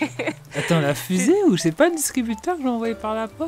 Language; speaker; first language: French; native; French